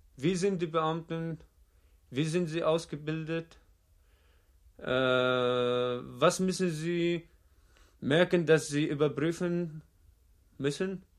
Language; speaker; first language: German; non-native, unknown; Arabic